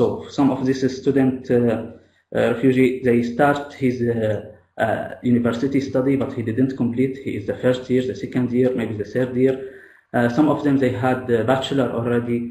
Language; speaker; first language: English; non-native, fluent; Arabic